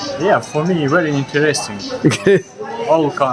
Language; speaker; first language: English; non-native, learner; Russian